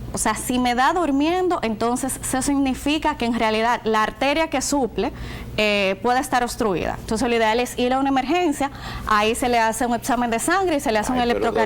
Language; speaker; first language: Spanish; native; Spanish